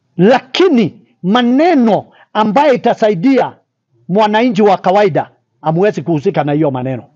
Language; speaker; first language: Swahili; non-native, local second language; Kikuyu